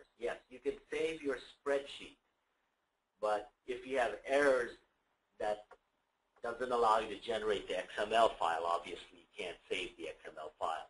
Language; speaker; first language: English; native; English